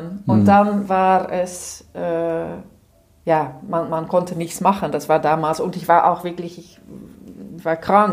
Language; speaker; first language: German; non-native, fluent; Dutch